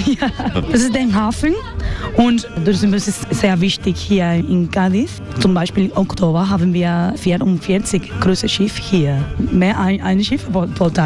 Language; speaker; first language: German; non-native, learner; Spanish